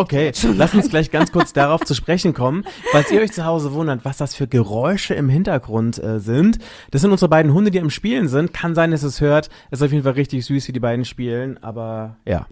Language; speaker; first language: German; native; German